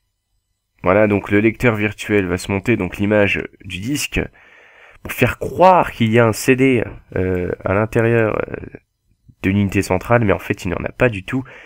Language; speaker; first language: French; native; French